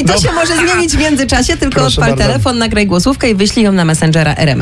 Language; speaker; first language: Polish; native; Polish